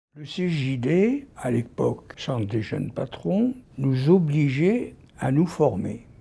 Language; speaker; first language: French; native; French